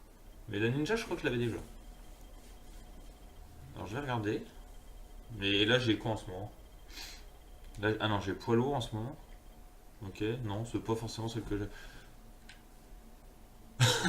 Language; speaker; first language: French; native; French